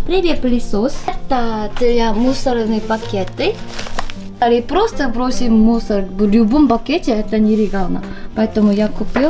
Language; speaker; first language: Russian; non-native, learner; Korean